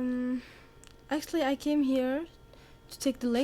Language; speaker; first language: English; non-native, learner; Arabic